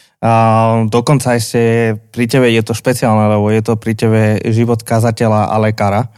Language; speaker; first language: Slovak; native; Slovak